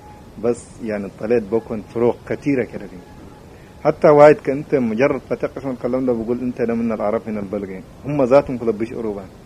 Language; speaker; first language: Arabic; native; Arabic